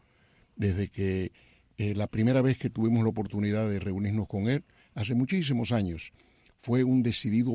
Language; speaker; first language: Spanish; native; Spanish